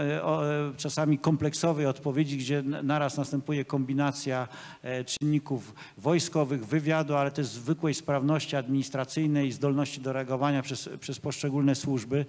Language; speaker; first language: Polish; native; Polish